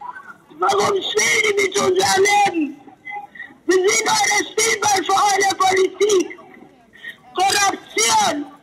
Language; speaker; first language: German; non-native, learner; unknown